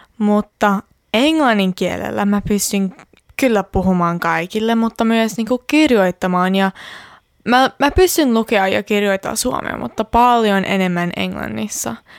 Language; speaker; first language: Finnish; native; Finnish